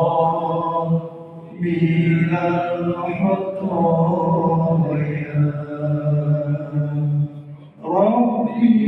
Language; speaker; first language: Indonesian; native; Indonesian